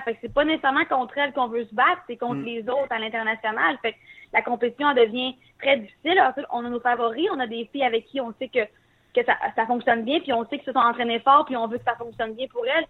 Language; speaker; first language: French; native; French